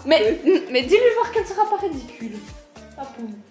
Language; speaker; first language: French; native; French